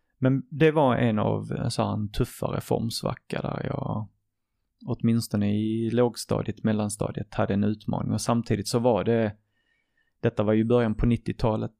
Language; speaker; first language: Swedish; early bilingual, other home language; Arabic